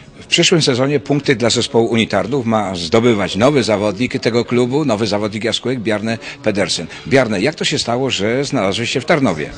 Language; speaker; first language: Polish; native; Polish